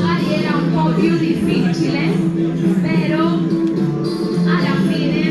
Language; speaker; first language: Italian; non-native, fluent; Spanish